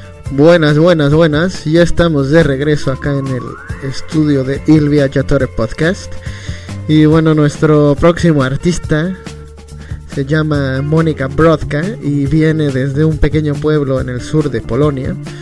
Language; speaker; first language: Spanish; native; Spanish